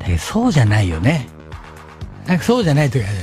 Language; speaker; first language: Japanese; native; Japanese